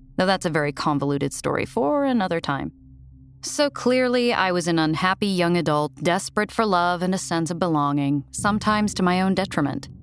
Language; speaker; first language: English; native; English